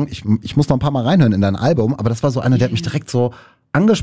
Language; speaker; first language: German; native; German